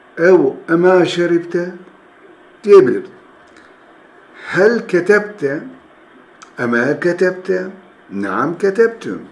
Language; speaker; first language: Arabic; non-native, fluent; Turkish